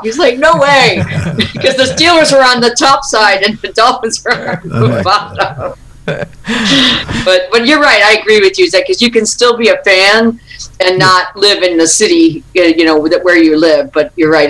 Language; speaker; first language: English; native; English